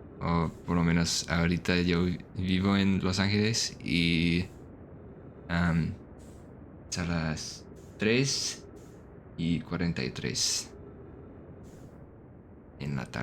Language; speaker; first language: Spanish; non-native, learner; English